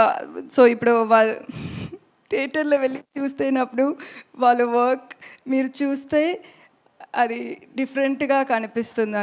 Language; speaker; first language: Telugu; non-native, learner; Tamil